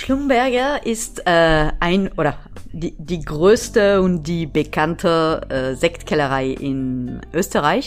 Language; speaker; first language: German; non-native, fluent; French